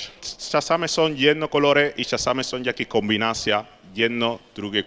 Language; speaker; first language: Polish; non-native, learner; Spanish